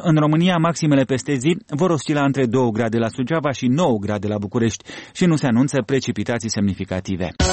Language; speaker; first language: Romanian; native; Romanian